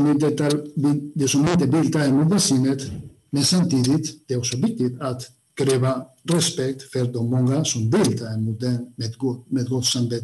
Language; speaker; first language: Swedish; non-native, fluent; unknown